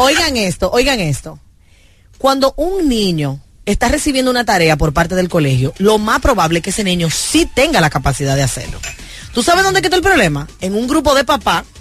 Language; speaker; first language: Spanish; native; Spanish